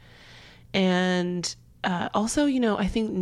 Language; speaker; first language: English; native; English